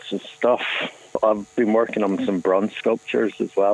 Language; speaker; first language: English; native; English